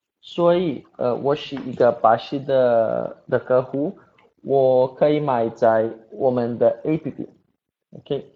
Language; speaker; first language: Chinese; non-native, learner; Portuguese